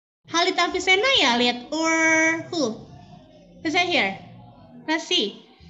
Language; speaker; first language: English; non-native, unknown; Indonesian